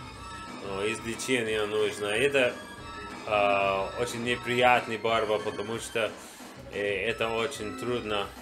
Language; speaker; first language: Russian; non-native, learner; English